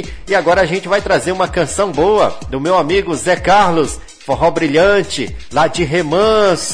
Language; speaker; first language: Portuguese; native; Portuguese